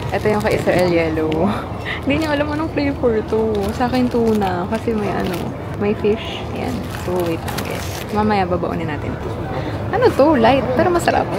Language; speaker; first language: Filipino; native; Filipino